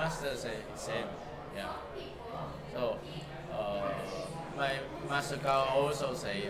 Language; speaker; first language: English; non-native, learner; Japanese